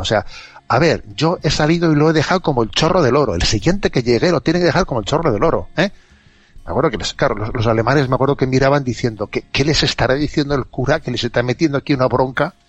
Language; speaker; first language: Spanish; native; Spanish